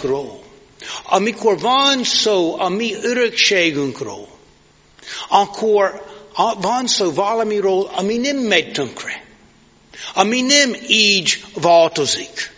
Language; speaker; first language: Hungarian; non-native, fluent; English